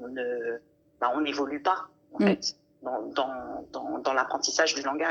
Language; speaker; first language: French; native; French